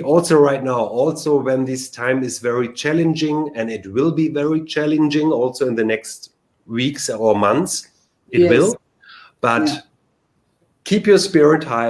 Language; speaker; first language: English; non-native, learner; German